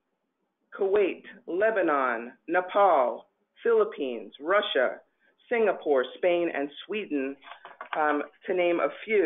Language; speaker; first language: English; native; English